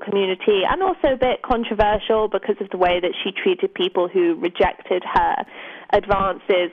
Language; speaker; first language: English; native; English